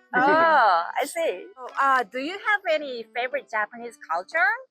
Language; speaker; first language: English; non-native, fluent; Japanese